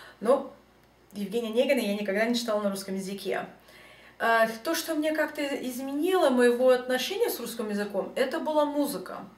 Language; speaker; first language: Russian; early bilingual, heritage; Russian